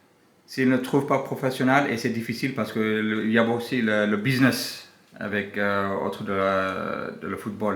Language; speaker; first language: French; non-native, learner; English